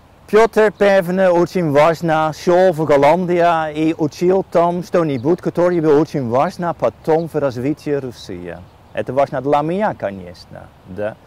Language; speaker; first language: Russian; non-native, learner; Dutch